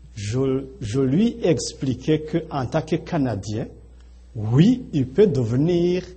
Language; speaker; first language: French; non-native, local second language; Rundi